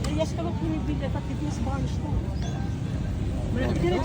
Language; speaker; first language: Swedish; non-native, learner; Cebuano